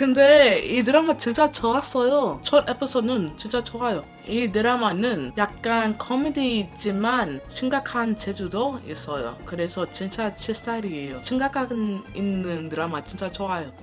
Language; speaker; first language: Korean; non-native, learner; English